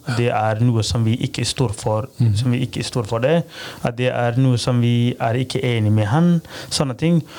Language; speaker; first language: Norwegian; non-native, fluent; Somali